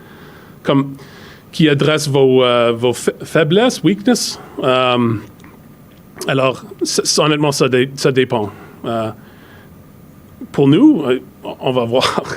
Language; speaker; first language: French; non-native, fluent; English